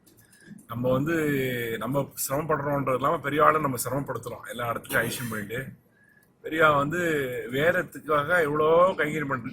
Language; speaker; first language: Tamil; native; Tamil